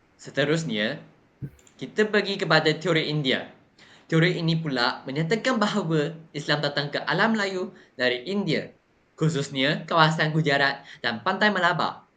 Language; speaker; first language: Malay; non-native, local second language; Chinese